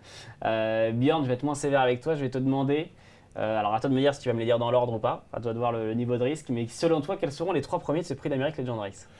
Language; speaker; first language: French; native; French